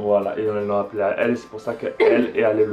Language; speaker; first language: French; native; French